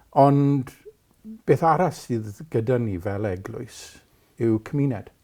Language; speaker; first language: Welsh; non-native, local second language; English